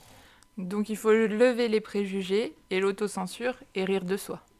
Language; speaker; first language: French; native; French